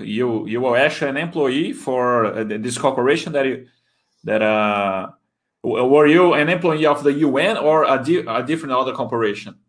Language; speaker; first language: English; non-native, fluent; Portuguese